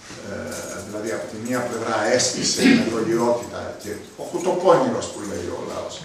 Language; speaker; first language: Greek; native; Greek